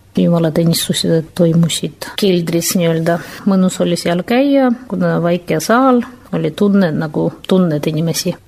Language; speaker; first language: Estonian; non-native, fluent; Russian